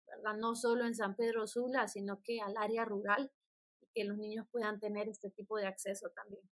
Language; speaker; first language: Spanish; native; Spanish